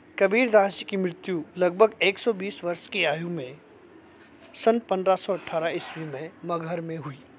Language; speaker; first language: Hindi; native; Hindi